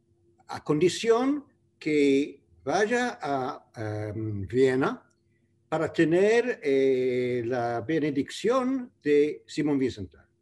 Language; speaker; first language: Spanish; non-native, fluent; English